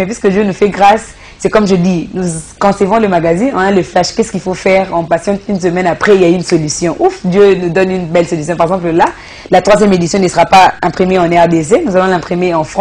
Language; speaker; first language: French; non-native, local second language; Lingala